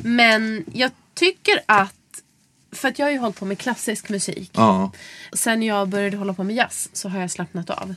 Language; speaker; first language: Swedish; native; Swedish